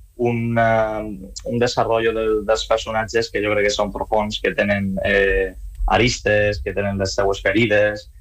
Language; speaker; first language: Catalan; non-native, learner; Spanish